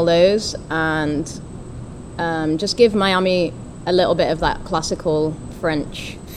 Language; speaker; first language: English; native; English